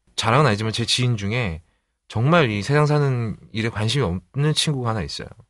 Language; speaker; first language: Korean; native; Korean